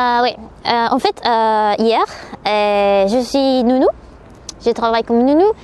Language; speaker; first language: French; non-native, learner; Spanish